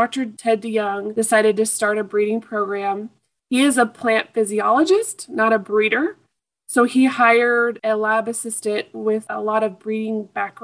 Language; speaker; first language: English; native; English